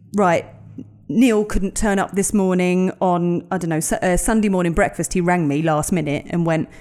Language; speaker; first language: English; native; English